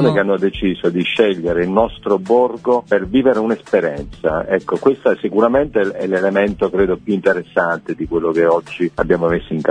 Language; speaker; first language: Italian; native; Italian